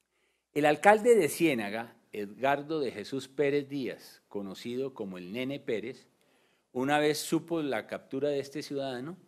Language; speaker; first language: Spanish; native; Spanish